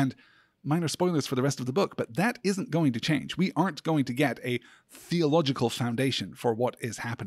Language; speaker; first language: English; native; English